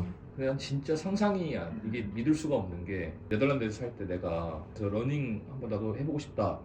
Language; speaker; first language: Korean; native; Korean